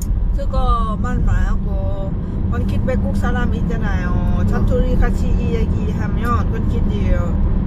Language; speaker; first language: Korean; non-native, learner; Lao